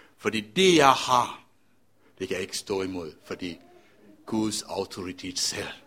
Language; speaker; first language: Danish; non-native, fluent; Sinhala